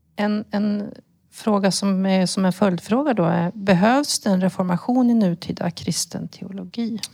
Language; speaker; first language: Swedish; native; Swedish